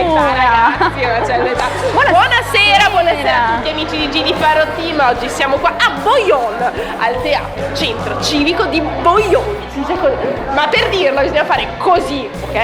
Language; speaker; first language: Italian; native; Italian